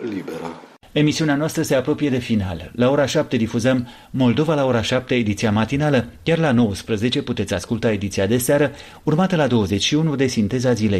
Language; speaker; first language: Romanian; native; Romanian